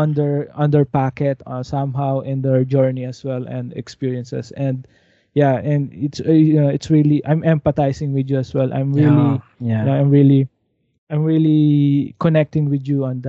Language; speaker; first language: English; non-native, local second language; Filipino